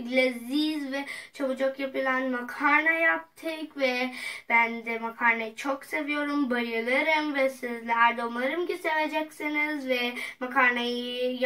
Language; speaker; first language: Turkish; non-native, learner; Urdu